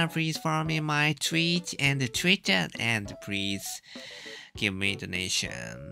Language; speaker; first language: English; non-native, learner; Japanese